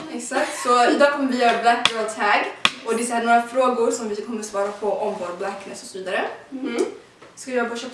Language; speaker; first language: Swedish; early bilingual, other home language; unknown